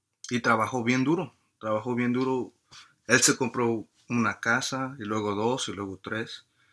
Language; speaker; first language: Spanish; early bilingual, heritage; Spanish